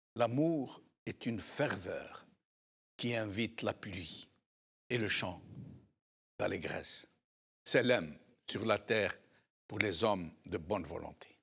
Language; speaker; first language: French; non-native, local second language; Arabic